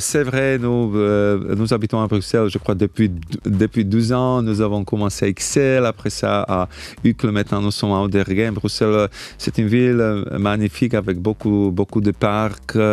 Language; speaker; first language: French; non-native, fluent; Slovak